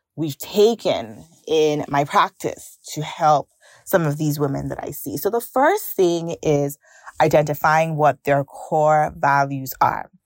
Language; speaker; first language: English; non-native, local second language; Yoruba